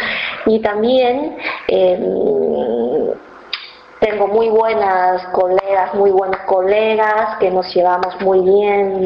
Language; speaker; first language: Spanish; non-native, fluent; Chinese